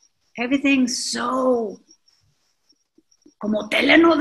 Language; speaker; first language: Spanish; early bilingual, heritage; English